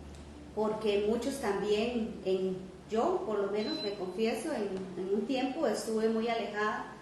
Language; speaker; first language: Spanish; native; Spanish